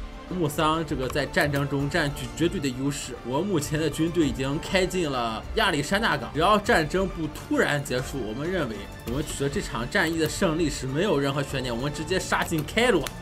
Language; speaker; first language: Chinese; native; Chinese